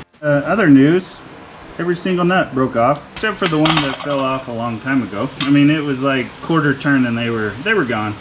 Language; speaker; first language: English; native; English